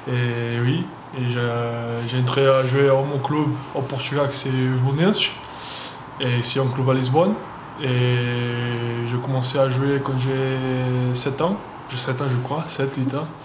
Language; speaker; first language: French; non-native, learner; Portuguese